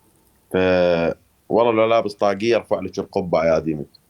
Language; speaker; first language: Arabic; native; Arabic